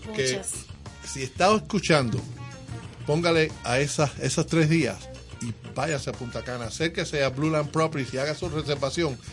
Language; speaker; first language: Spanish; native; Spanish